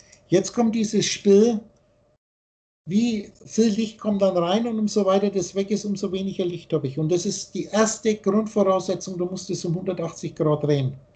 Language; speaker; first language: German; native; German